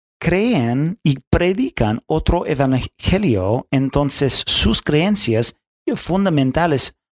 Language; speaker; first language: Spanish; non-native, fluent; English